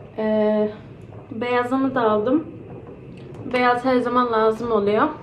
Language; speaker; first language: Turkish; early bilingual, heritage; Turkish